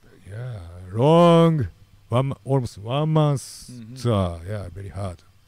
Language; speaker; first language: English; non-native, learner; Japanese